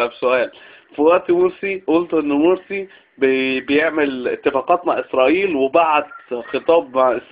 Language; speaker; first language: Arabic; native; Arabic